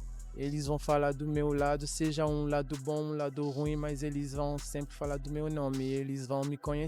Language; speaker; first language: Portuguese; non-native, learner; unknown